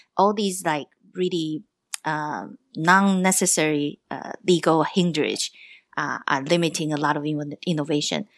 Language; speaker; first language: English; non-native, fluent; Chinese